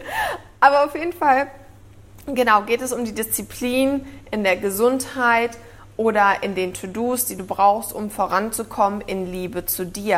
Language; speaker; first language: German; native; German